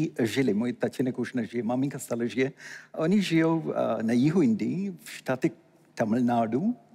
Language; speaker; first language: Czech; non-native, fluent; Tamil